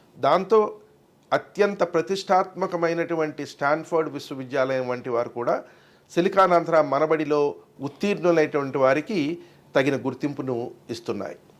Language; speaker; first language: Telugu; native; Telugu